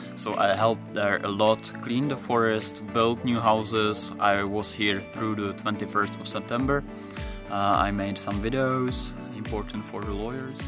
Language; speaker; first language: English; non-native, learner; Czech